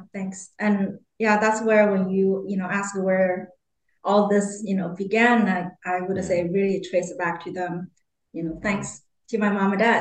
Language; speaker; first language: English; non-native, fluent; Chinese